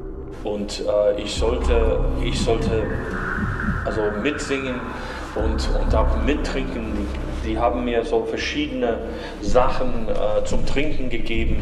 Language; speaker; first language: German; non-native, fluent; English